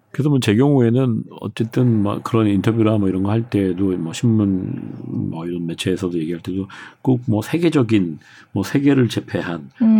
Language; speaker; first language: Korean; native; Korean